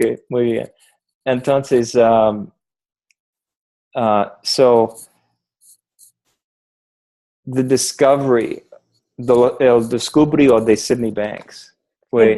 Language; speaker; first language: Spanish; non-native, learner; English